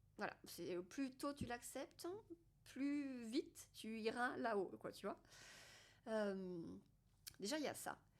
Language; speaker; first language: French; native; French